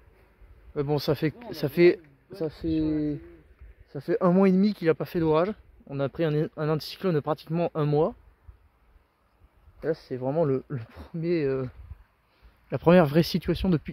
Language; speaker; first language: French; native; French